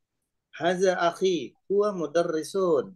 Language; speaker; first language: Arabic; non-native, learner; Indonesian